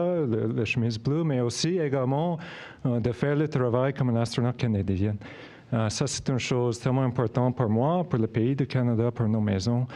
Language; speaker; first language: French; non-native, local second language; English